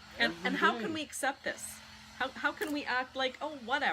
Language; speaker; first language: English; native; English